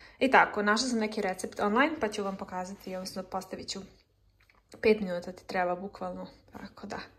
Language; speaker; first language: Serbian; early bilingual, heritage; Serbian